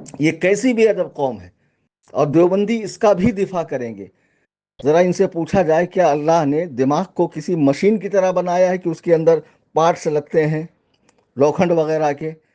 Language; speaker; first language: Urdu; native; Urdu